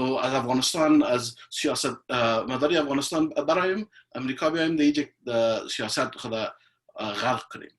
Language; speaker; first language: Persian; early bilingual, heritage; Persian